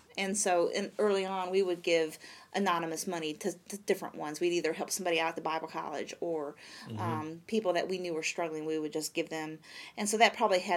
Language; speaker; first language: English; native; English